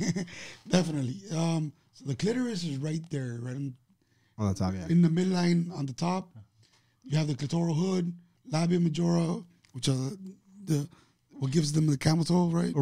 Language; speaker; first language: English; native; English